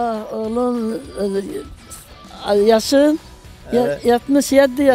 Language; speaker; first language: Turkish; non-native, local second language; Arabic